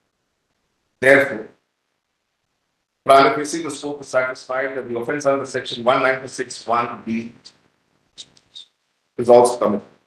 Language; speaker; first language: English; non-native, local second language; Hindi